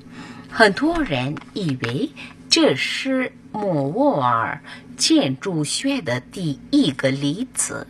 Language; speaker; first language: Chinese; non-native, fluent; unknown